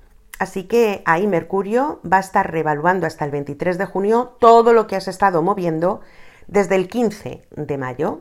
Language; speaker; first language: Spanish; native; Spanish